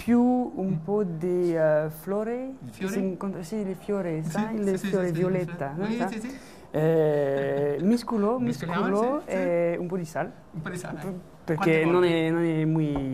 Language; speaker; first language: Italian; non-native, learner; French